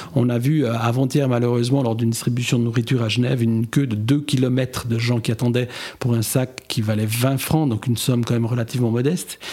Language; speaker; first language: French; native; French